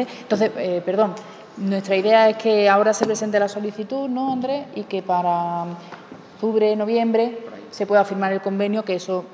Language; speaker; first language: Spanish; native; Spanish